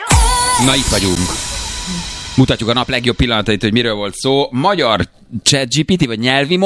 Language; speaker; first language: Hungarian; native; Hungarian